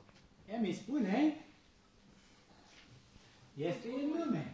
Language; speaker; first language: Romanian; non-native, learner; English